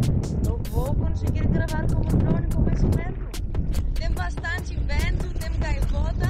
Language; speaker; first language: Portuguese; non-native, learner; Greek